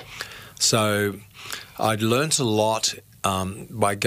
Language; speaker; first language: English; native; English